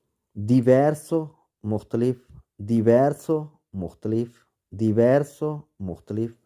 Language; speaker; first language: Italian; non-native, fluent; Urdu